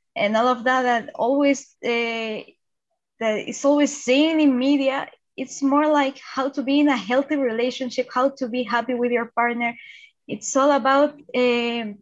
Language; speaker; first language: English; non-native, fluent; Spanish